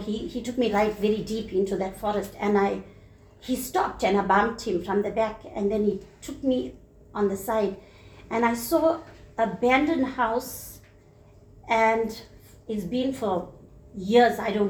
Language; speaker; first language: English; native; English